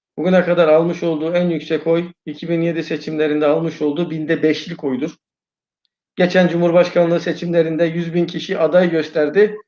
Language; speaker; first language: Turkish; non-native, fluent; Uyghur